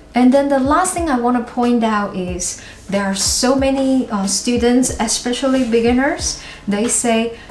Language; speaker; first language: English; non-native, fluent; Chinese